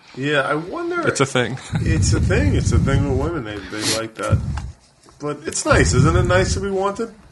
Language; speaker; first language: English; native; English